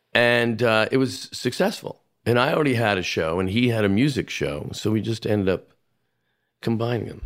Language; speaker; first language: English; native; English